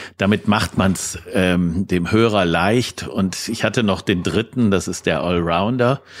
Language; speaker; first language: German; native; German